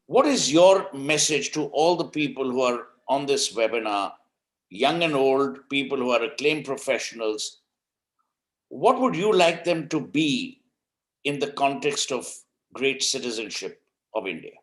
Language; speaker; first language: English; non-native, local second language; Hindi